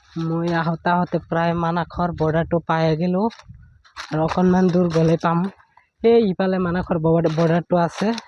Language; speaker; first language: Assamese; non-native, local second language; Bangla